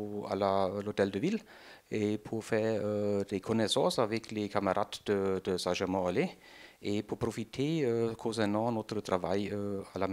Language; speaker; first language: French; non-native, fluent; German